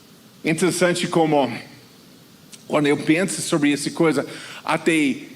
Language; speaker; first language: Portuguese; non-native, fluent; English